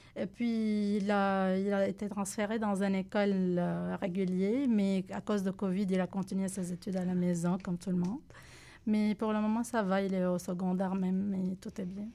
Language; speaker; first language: French; non-native, local second language; Arabic